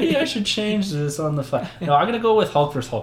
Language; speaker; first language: English; native; English